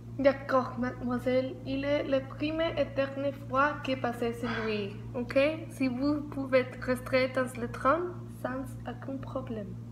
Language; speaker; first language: French; non-native, learner; Spanish